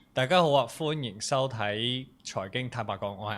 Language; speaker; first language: Cantonese; native; Cantonese